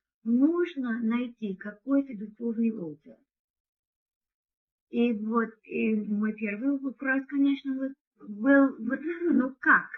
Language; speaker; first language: Russian; non-native, learner; English